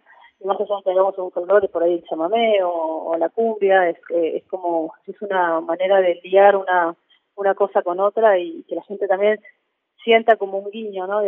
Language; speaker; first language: Spanish; native; Spanish